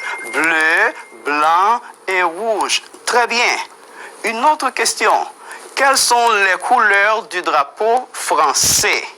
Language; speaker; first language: French; non-native, fluent; Spanish